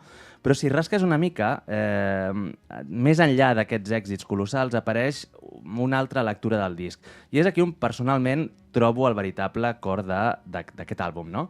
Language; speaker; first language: Catalan; native; Catalan